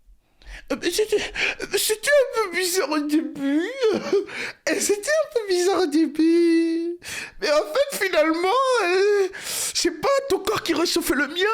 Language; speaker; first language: French; native; French